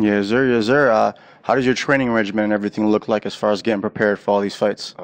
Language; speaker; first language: English; early bilingual, other home language; Spanish